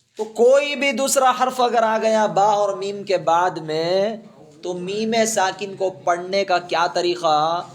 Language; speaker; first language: Urdu; native; Urdu